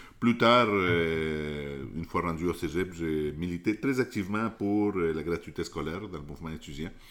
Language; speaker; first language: French; non-native, fluent; Spanish